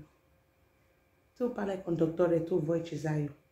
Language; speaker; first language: Italian; non-native, learner; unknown